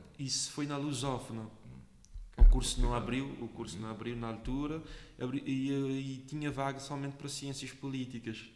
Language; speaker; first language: Portuguese; non-native, local second language; Kabuverdianu